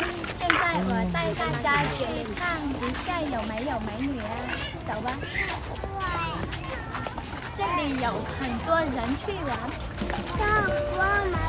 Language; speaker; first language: Chinese; non-native, learner; Vietnamese